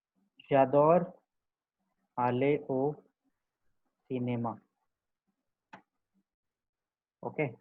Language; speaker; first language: French; non-native, learner; Hindi